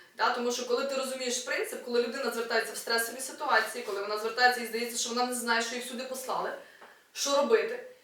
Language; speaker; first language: Ukrainian; non-native, local second language; Russian